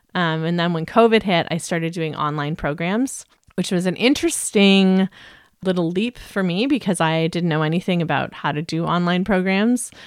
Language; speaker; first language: English; native; English